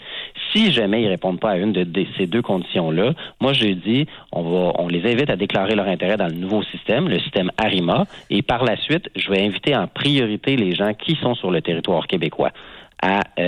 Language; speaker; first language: French; native; French